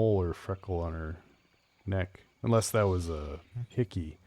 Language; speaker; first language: English; native; English